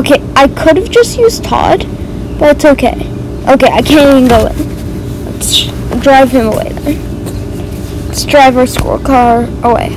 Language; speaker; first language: English; native; English